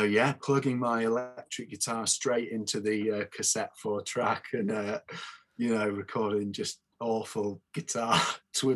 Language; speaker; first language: English; native; English